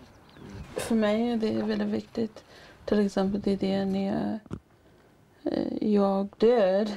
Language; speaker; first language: Swedish; non-native, fluent; Māori